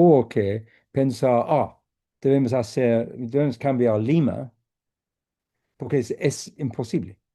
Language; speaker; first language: Spanish; non-native, fluent; English